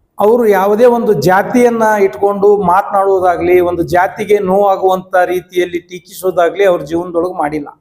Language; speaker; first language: Kannada; native; Kannada